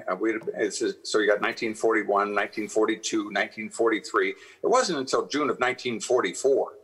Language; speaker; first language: English; native; English